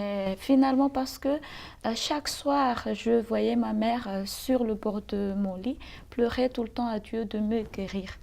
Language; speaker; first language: French; non-native, local second language; Malagasy